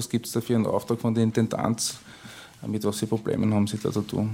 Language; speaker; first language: German; native; German